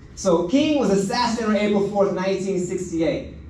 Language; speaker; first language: English; native; English